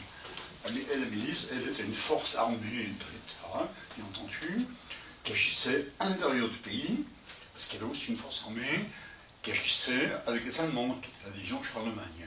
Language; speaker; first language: French; native; French